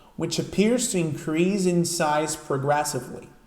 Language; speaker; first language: English; non-native, fluent; Portuguese